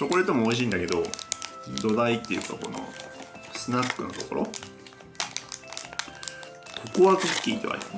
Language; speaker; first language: Japanese; native; Japanese